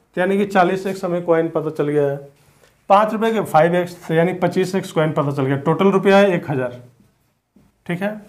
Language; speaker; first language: Hindi; native; Hindi